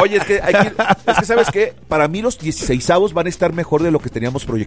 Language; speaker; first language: Spanish; native; Spanish